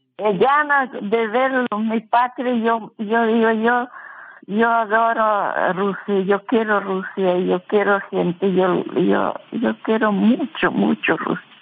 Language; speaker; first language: Spanish; non-native, fluent; Russian